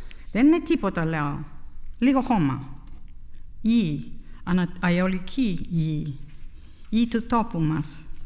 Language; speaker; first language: Greek; non-native, fluent; English